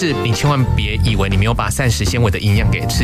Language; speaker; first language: Chinese; native; Chinese